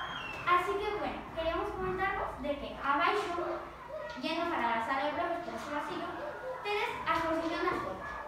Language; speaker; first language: Spanish; non-native, local second language; Galician